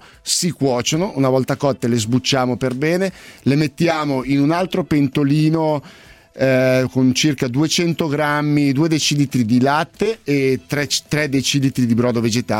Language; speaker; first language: Italian; native; Italian